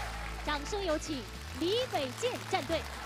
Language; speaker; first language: Chinese; native; Chinese